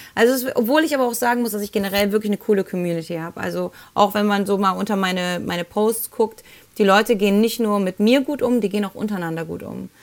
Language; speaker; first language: German; early bilingual, other home language; Spanish